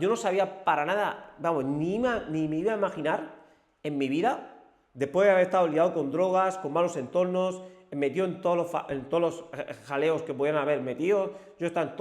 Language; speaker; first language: Spanish; native; Spanish